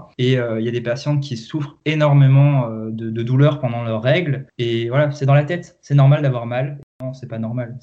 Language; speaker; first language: French; native; French